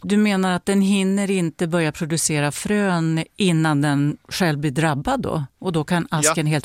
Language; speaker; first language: Swedish; native; Swedish